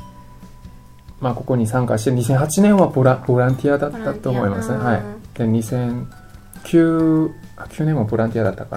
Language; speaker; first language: Japanese; non-native, fluent; Korean